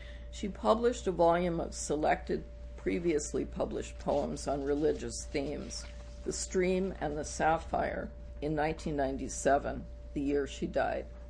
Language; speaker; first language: English; native; English